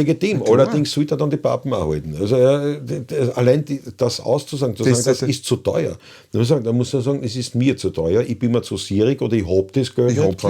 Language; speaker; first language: German; native; German